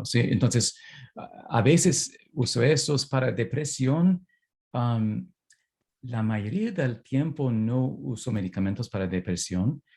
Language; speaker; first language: Spanish; non-native, fluent; English